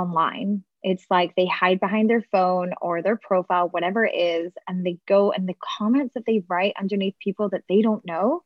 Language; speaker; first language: English; native; English